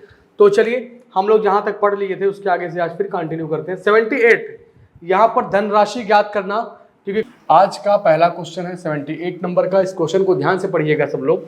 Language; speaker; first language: Hindi; native; Hindi